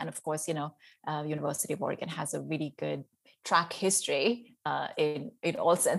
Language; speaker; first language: English; non-native, local second language; Hindi